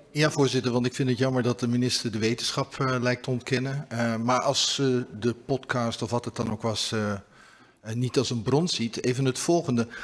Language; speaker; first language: Dutch; native; Dutch